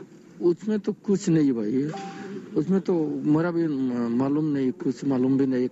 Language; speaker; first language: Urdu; non-native, learner; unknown